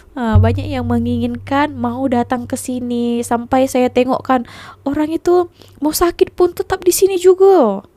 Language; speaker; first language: Indonesian; native; Indonesian